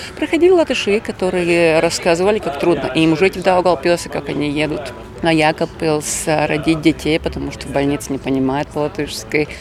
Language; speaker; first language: Russian; non-native, local second language; Latvian